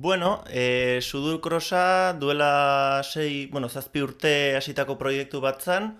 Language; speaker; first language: Basque; native; Basque